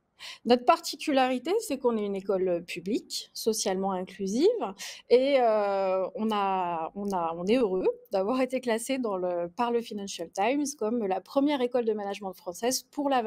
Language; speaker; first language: French; native; French